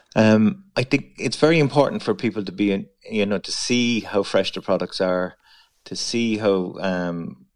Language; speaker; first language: English; native; English